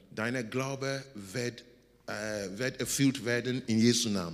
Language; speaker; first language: German; non-native, learner; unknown